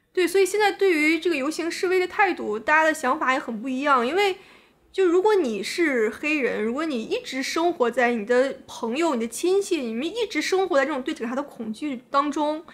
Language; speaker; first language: Chinese; native; Chinese